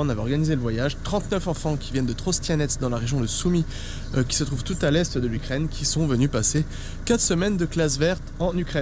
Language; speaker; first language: French; native; French